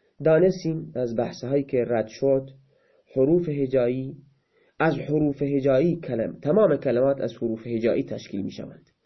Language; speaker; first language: Persian; non-native, local second language; Baluchi